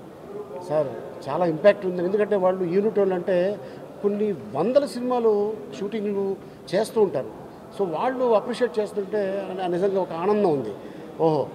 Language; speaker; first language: Telugu; native; Telugu